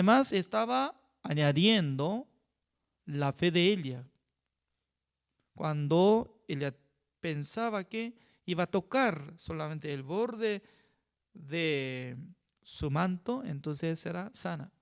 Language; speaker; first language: Spanish; non-native, fluent; Korean